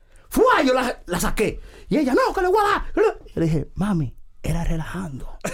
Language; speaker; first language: Spanish; early bilingual, heritage; Spanish